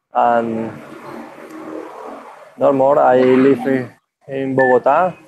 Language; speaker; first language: English; non-native, learner; Spanish